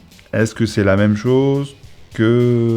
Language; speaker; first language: French; native; French